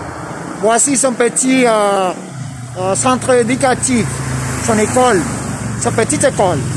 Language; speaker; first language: French; non-native, fluent; Spanish